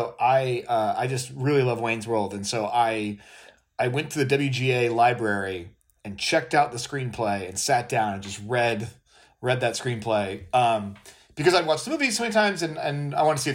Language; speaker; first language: English; native; English